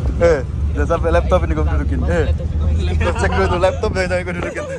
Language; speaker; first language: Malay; non-native, local second language; Javanese